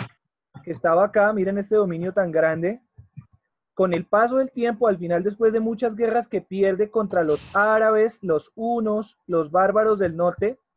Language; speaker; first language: Spanish; native; Spanish